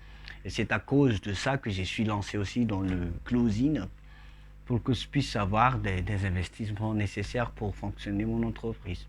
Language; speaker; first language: French; non-native, local second language; Malagasy